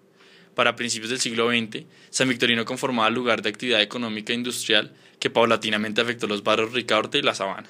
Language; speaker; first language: Spanish; native; Spanish